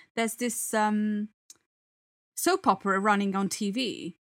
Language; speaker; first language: English; non-native, fluent; Italian